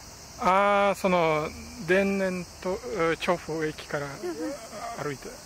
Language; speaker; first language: Japanese; non-native, fluent; Russian